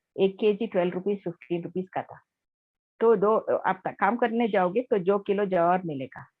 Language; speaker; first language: Hindi; non-native, local second language; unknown